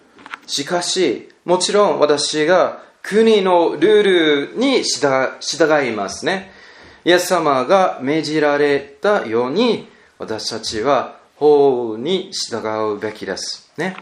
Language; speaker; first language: Japanese; non-native, learner; English